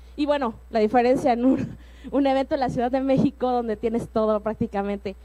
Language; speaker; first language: Spanish; native; Spanish